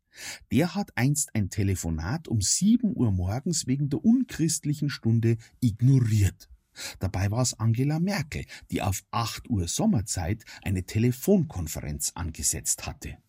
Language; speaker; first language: German; native; German